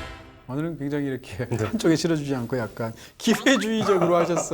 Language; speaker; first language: Korean; native; Korean